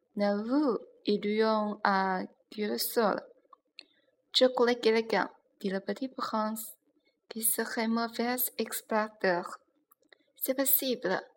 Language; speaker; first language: French; non-native, learner; Chinese